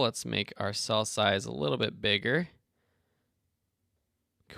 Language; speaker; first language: English; native; English